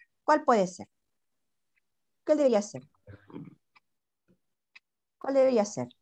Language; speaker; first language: Spanish; native; Spanish